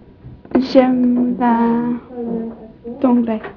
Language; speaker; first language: French; non-native, learner; English